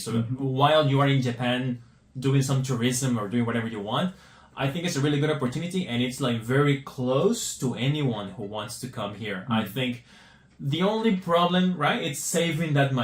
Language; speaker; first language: English; non-native, fluent; Spanish